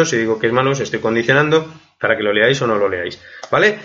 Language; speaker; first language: Spanish; native; Spanish